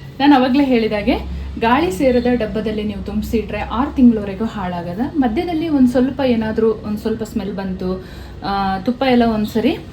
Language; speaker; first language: Kannada; non-native, local second language; Kodava